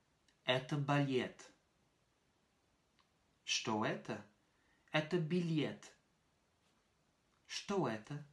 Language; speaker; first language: Russian; non-native, fluent; French